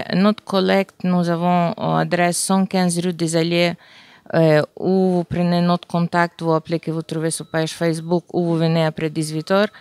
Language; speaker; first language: French; non-native, fluent; Ukrainian